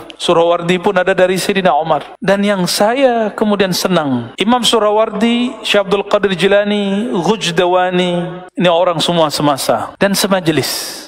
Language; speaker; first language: Malay; non-native, local second language; Minangkabau